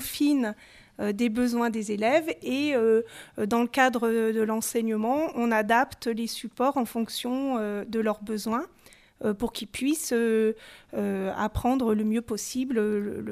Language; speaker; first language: French; native; French